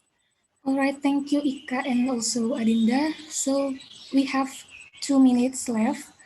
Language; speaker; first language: English; non-native, learner; Indonesian